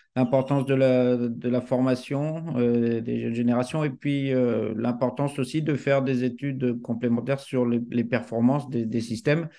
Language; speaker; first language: French; native; French